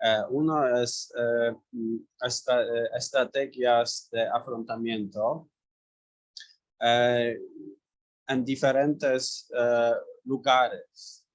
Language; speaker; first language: Spanish; non-native, learner; Polish